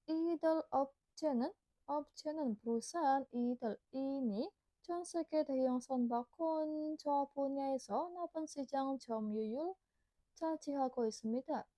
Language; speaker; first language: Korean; non-native, fluent; Indonesian